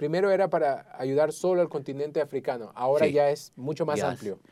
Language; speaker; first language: Spanish; native; Spanish